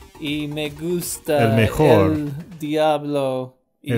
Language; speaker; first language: Spanish; non-native, learner; English